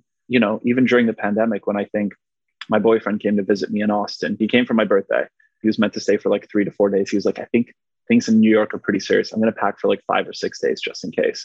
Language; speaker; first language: English; non-native, fluent; Polish